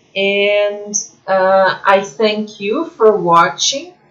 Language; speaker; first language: English; non-native, fluent; Portuguese